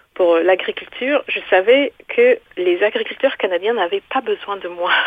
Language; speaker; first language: French; non-native, local second language; Kinyarwanda